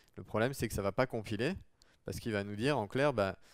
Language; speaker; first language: French; native; French